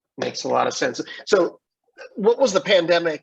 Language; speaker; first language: English; native; English